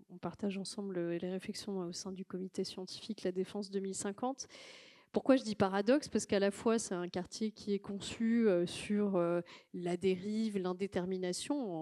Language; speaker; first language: French; native; French